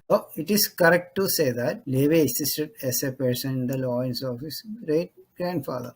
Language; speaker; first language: English; non-native, local second language; Malayalam